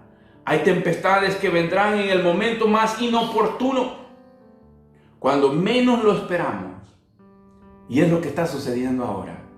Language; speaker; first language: Spanish; native; Spanish